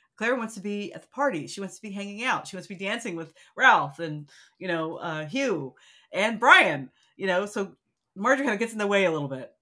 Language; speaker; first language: English; native; English